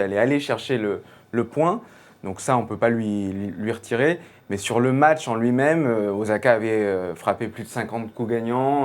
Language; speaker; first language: French; native; French